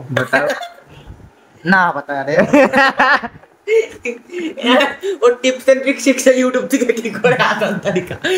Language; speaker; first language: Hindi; non-native, local second language; Bangla